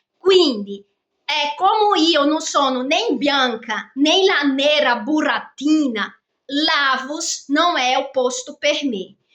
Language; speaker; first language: Italian; non-native, fluent; Portuguese